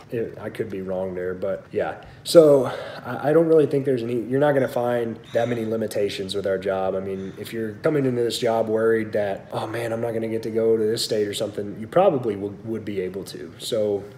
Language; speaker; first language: English; native; English